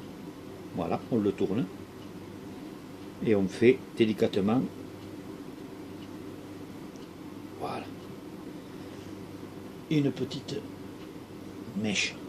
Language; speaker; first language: French; native; French